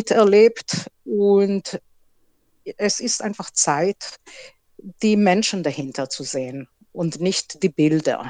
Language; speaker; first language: German; non-native, fluent; Hebrew